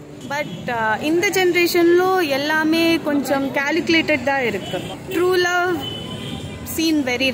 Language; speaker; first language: Tamil; non-native, learner; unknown